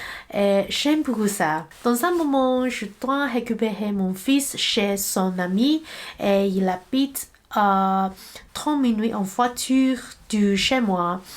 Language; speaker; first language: French; non-native, learner; Cantonese